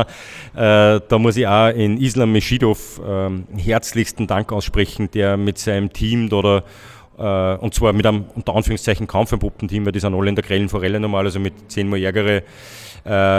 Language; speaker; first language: German; native; German